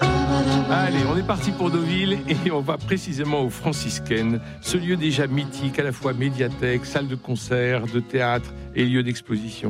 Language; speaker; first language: French; native; French